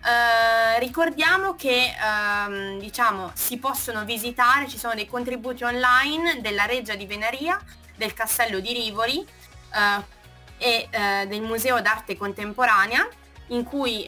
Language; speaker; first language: Italian; native; Italian